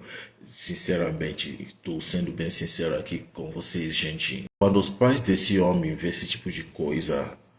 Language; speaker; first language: Portuguese; non-native, fluent; Igbo